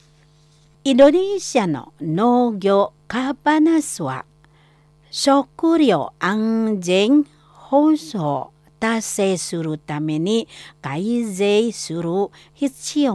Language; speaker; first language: Japanese; non-native, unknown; Indonesian